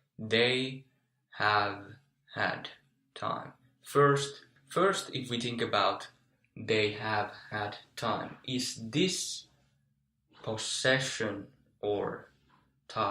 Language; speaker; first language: English; non-native, fluent; Finnish